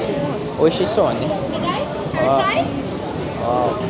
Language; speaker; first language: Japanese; non-native, learner; English